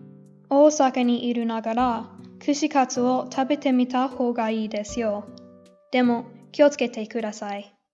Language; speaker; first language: Japanese; non-native, learner; English